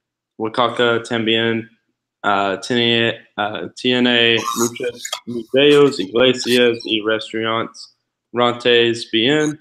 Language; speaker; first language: Spanish; non-native, learner; English